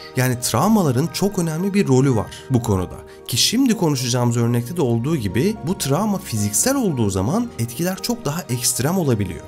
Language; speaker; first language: Turkish; native; Turkish